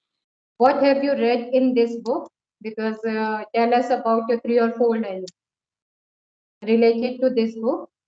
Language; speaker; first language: English; non-native, local second language; Hindi